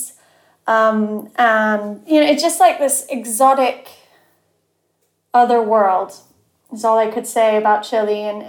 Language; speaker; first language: English; native; English